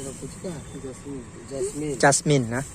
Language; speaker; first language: English; non-native, learner; Hindi